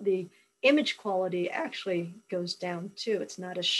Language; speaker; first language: English; native; English